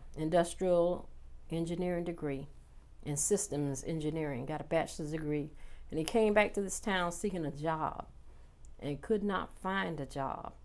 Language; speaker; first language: English; native; English